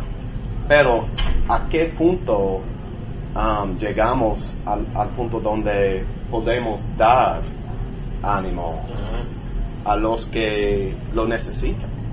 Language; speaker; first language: Spanish; non-native, learner; English